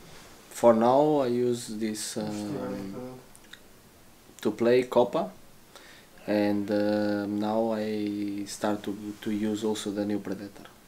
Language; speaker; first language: English; non-native, learner; Spanish